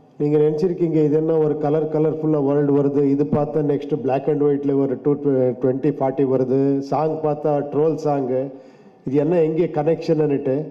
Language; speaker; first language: Tamil; non-native, fluent; Kannada